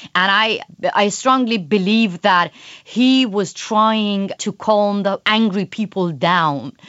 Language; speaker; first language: English; non-native, fluent; Persian